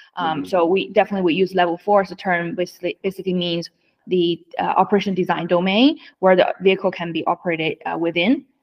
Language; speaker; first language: English; non-native, fluent; Chinese